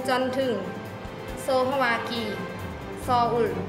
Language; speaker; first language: Korean; non-native, learner; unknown